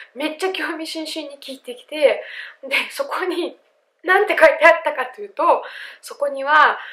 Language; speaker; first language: Japanese; non-native, fluent; Russian